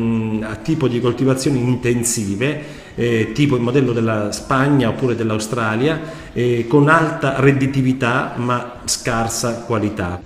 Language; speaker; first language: Italian; native; Italian